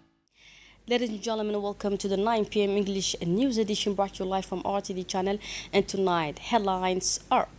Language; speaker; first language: English; non-native, fluent; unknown